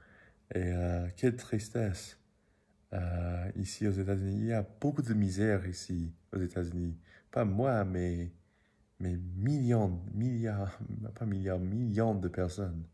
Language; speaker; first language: French; non-native, learner; English